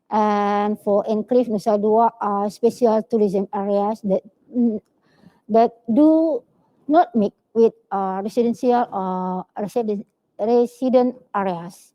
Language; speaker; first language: English; non-native, learner; Indonesian